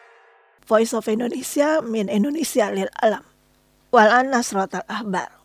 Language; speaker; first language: Arabic; non-native, learner; Indonesian